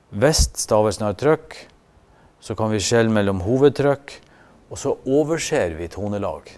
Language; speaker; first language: Norwegian; native; Norwegian